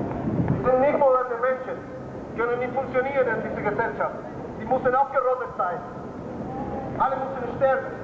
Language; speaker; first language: German; non-native, fluent; Spanish